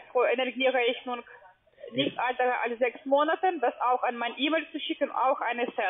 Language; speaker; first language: German; non-native, learner; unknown